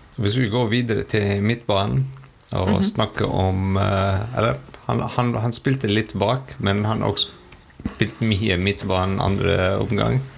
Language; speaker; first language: Norwegian; non-native, fluent; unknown